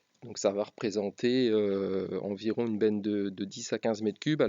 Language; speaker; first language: French; native; French